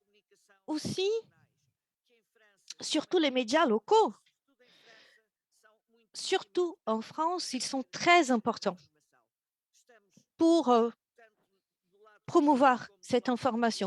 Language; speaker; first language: French; non-native, fluent; Portuguese